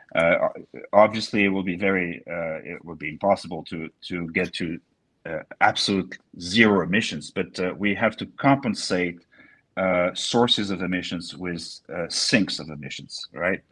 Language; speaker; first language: English; non-native, fluent; French